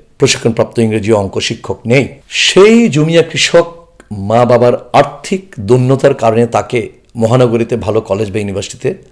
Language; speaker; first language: Bangla; non-native, local second language; Chakma